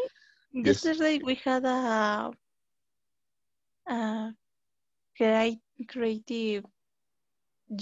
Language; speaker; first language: English; non-native, learner; Spanish